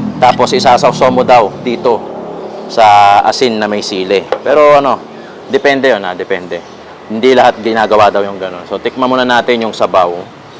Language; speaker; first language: Filipino; native; Filipino